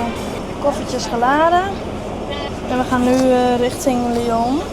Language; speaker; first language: Dutch; native; Dutch